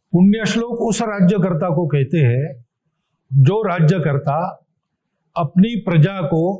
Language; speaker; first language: Hindi; non-native, local second language; Marathi